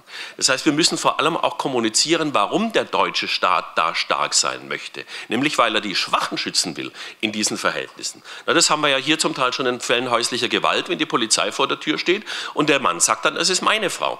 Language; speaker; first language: German; native; German